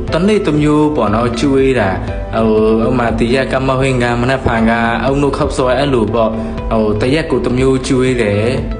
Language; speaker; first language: Burmese; non-native, local second language; Mon